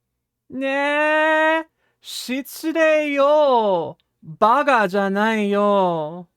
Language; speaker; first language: Japanese; non-native, fluent; English